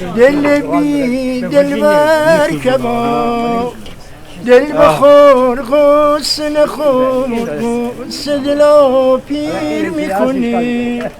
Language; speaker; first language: Persian; native; Persian